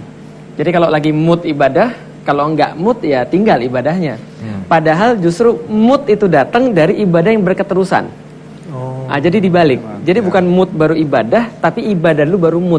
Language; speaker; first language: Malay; non-native, fluent; English